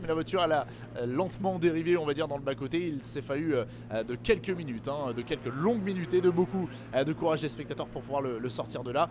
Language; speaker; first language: French; native; French